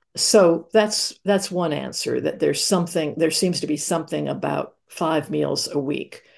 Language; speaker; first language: English; native; English